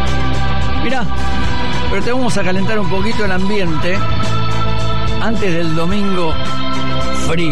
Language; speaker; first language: Spanish; native; Spanish